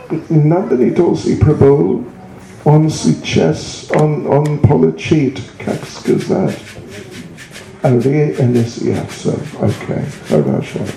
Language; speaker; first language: Russian; non-native, learner; English